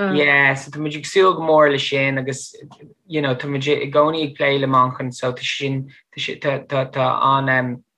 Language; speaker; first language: Irish; non-native, fluent; English